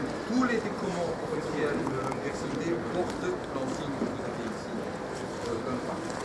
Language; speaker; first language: French; non-native, fluent; Portuguese